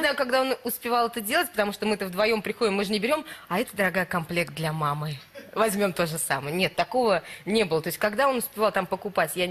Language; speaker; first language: Russian; native; Russian